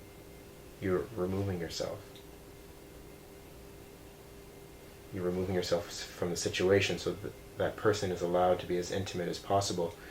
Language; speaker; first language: English; native; English